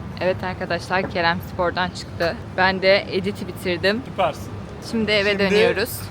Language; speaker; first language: Turkish; native; Turkish